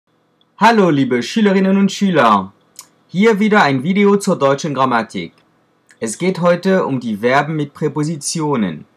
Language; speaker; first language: German; non-native, fluent; French